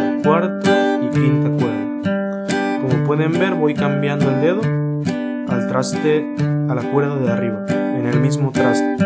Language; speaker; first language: Spanish; native; Spanish